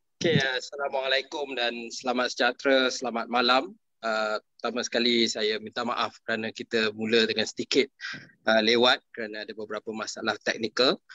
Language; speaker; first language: Malay; native; Malay